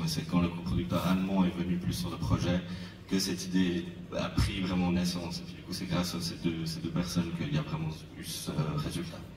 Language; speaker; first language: French; native; French